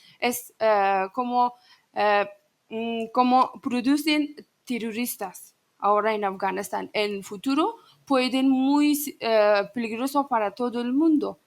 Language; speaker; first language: Spanish; non-native, learner; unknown